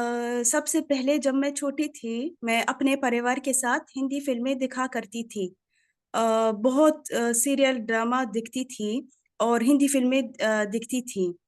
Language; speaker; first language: Hindi; non-native, fluent; Arabic